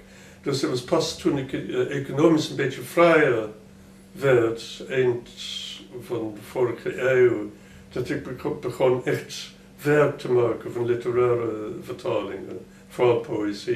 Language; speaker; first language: Dutch; non-native, fluent; English